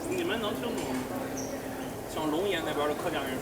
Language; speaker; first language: Chinese; native; Chinese